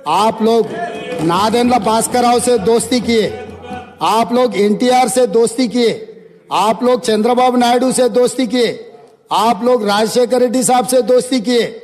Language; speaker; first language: Hindi; non-native, local second language; Telugu